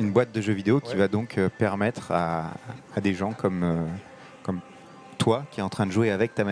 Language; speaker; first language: French; native; French